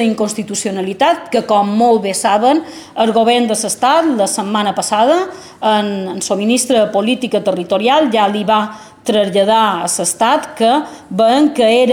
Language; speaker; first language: Catalan; native; Catalan